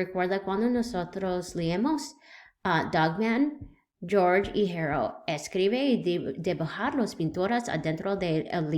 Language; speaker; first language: Spanish; non-native, learner; English